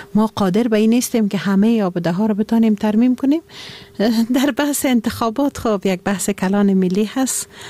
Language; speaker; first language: Persian; native; Persian